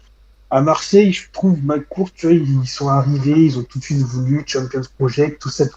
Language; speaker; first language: French; native; French